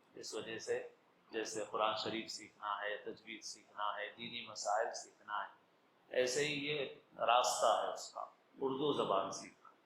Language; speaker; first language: Urdu; native; Urdu